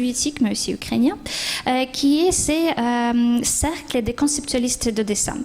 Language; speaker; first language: French; non-native, fluent; Ukrainian